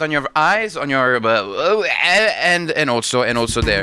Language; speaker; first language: English; non-native, fluent; Italian